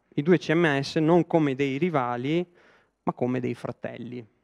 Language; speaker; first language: Italian; native; Italian